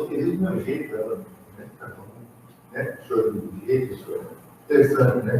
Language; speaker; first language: Portuguese; native; Portuguese